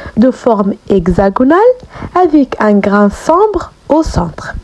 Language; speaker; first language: French; non-native, local second language; Arabic